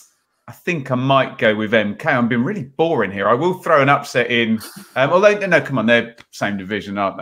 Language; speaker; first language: English; native; English